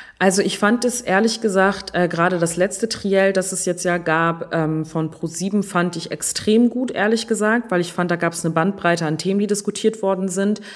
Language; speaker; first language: German; early bilingual, other home language; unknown